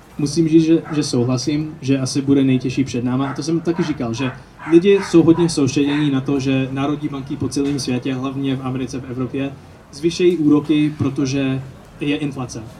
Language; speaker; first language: Czech; early bilingual, heritage; Czech